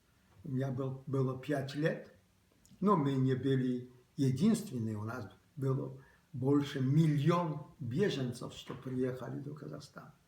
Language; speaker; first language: Russian; early bilingual, other home language; Polish